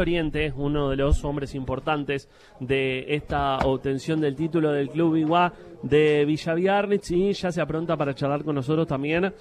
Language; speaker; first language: Spanish; native; Spanish